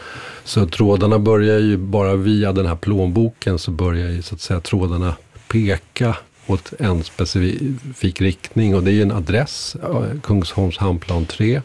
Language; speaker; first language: Swedish; native; Swedish